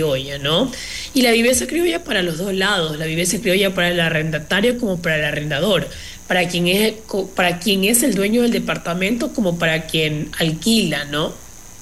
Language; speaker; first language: Spanish; native; Spanish